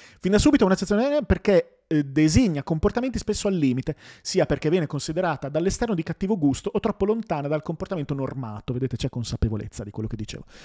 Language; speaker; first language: Italian; native; Italian